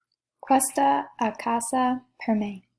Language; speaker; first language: Italian; non-native, learner; English